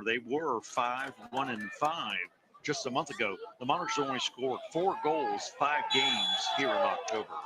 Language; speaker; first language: English; native; English